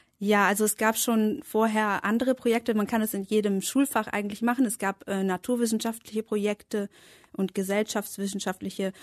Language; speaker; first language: German; native; German